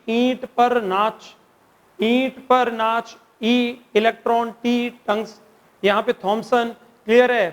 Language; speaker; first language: Hindi; native; Hindi